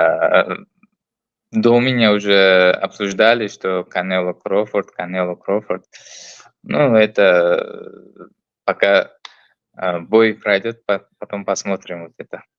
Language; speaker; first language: Russian; non-native, learner; Uzbek